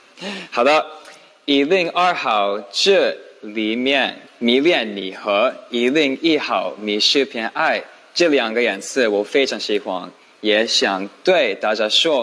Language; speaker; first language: Chinese; non-native, learner; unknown